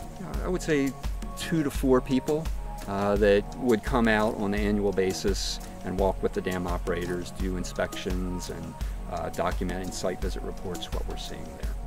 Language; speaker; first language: English; native; English